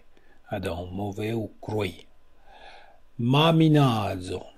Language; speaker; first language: French; non-native, learner; Italian